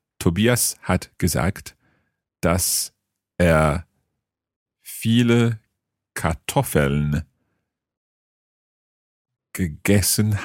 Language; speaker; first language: German; non-native, fluent; English